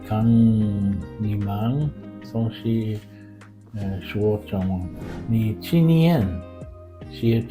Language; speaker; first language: Chinese; non-native, learner; Portuguese